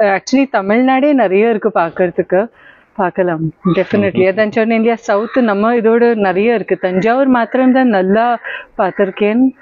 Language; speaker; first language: Tamil; early bilingual, heritage; Tamil